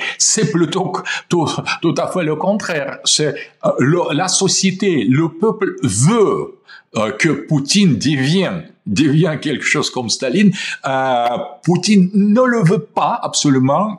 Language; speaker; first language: French; non-native, fluent; Russian